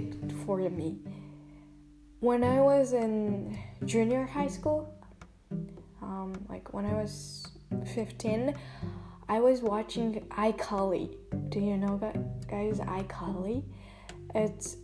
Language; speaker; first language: English; non-native, learner; Japanese